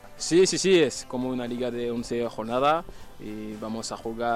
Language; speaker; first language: Spanish; non-native, fluent; French